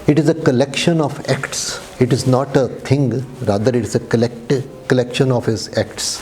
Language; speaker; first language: English; non-native, local second language; Urdu